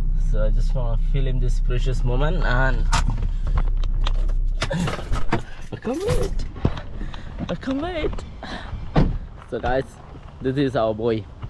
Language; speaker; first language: English; non-native, local second language; Malayalam